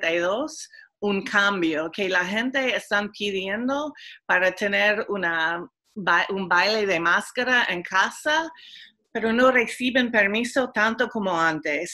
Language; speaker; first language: Spanish; non-native, fluent; English